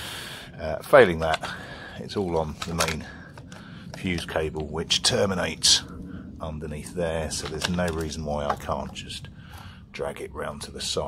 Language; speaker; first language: English; native; English